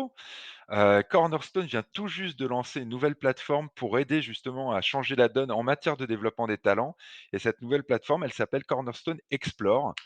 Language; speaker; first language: French; native; French